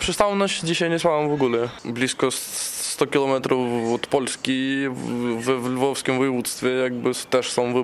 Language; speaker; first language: Polish; non-native, learner; Ukrainian